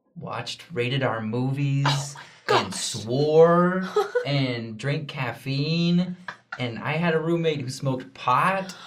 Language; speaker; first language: English; native; English